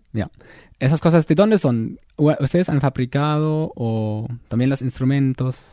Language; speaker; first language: Spanish; non-native, fluent; German